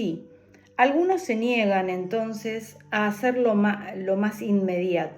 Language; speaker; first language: Spanish; native; Spanish